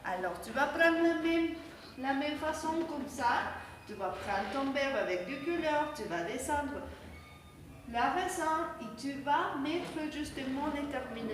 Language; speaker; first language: French; non-native, fluent; Spanish